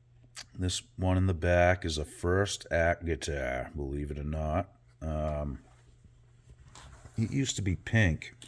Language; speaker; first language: English; native; English